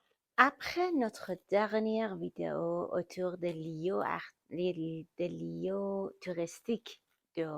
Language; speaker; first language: French; non-native, learner; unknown